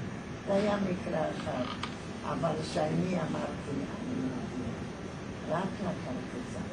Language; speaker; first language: Hebrew; non-native, fluent; Polish